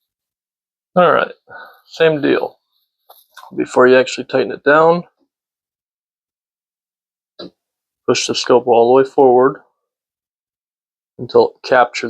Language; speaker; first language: English; native; English